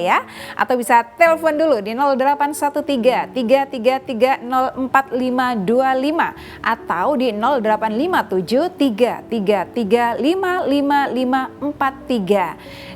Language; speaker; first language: Indonesian; native; Indonesian